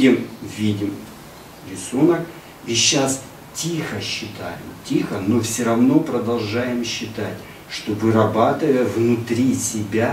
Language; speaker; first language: Russian; native; Russian